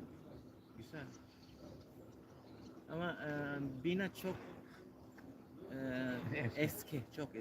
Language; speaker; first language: Turkish; non-native, learner; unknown